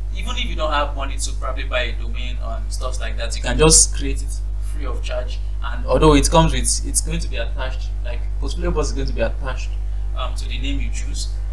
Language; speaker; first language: English; non-native, local second language; Yoruba